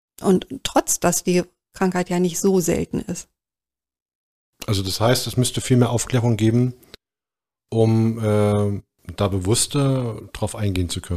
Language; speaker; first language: German; native; German